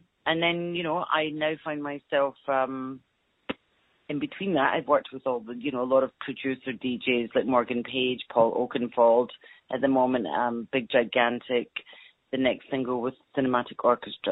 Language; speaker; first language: English; native; English